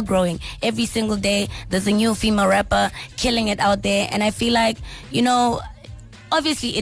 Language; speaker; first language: English; non-native, local second language; Tswana